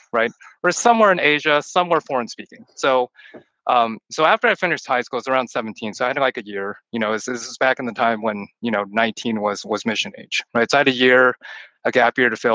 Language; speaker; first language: English; early bilingual, other home language; Chinese